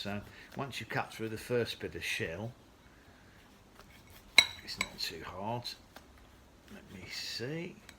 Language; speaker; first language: English; native; English